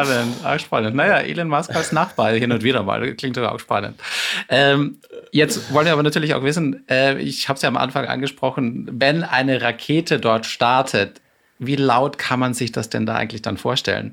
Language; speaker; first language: German; native; German